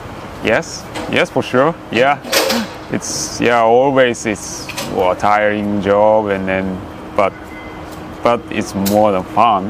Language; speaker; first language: English; non-native, learner; Japanese